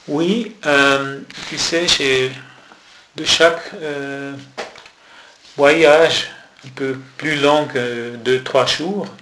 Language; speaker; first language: French; non-native, local second language; German